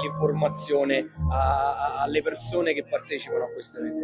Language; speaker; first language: Italian; native; Italian